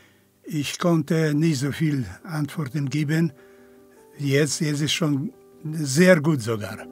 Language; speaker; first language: German; non-native, fluent; Polish